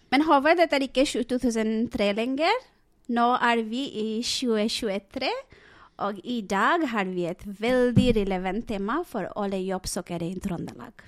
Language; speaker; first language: Norwegian; non-native, fluent; Bangla